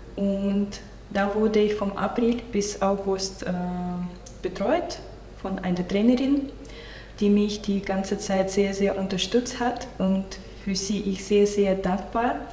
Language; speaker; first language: German; non-native, local second language; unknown